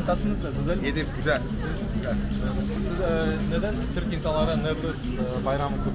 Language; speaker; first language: Turkish; non-native, learner; Kyrgyz